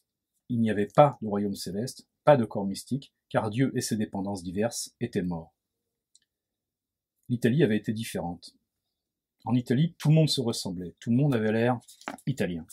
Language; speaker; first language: French; native; French